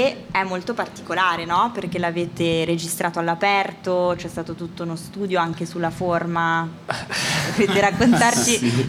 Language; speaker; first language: Italian; native; Italian